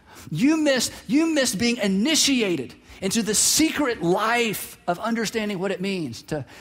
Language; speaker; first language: English; native; English